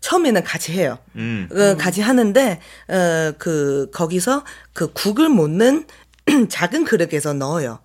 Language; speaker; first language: Korean; non-native, fluent; Chinese